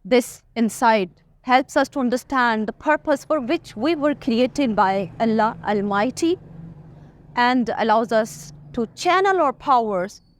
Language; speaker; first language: English; non-native, local second language; Urdu